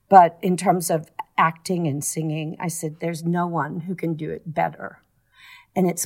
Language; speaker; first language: English; native; English